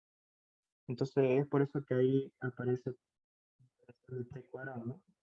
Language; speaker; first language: Spanish; native; Spanish